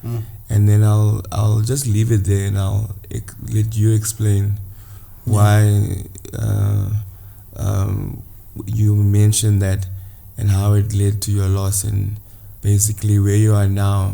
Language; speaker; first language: English; non-native, local second language; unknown